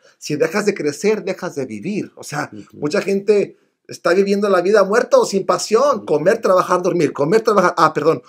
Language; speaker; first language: Spanish; early bilingual, other home language; English